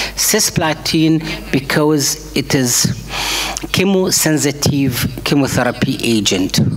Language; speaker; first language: English; non-native, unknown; Arabic